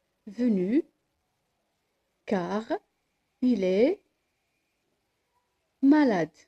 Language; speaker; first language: French; non-native, local second language; Arabic